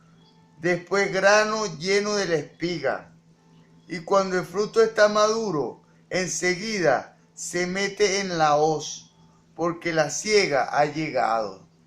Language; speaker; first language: Spanish; native; Spanish